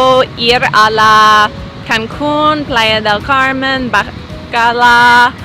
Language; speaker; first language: Spanish; non-native, learner; English